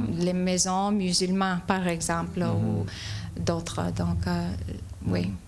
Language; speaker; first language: French; non-native, fluent; English